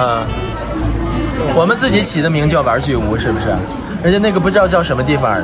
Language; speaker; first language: Chinese; native; Chinese